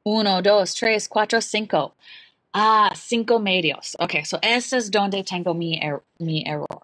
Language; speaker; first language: Spanish; non-native, learner; English